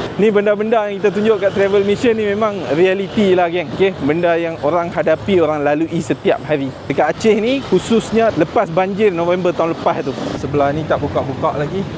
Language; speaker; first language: Malay; non-native, local second language; Tamil